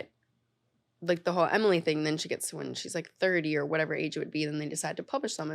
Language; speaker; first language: English; native; English